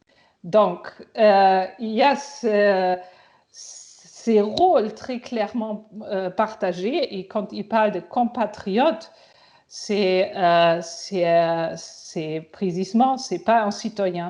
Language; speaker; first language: French; non-native, fluent; German